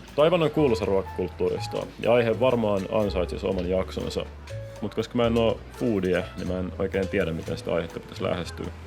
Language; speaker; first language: Finnish; native; Finnish